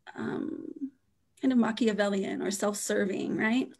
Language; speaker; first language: English; native; English